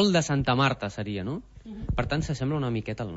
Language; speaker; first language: Catalan; native; Catalan